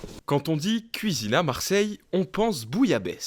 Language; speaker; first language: French; native; French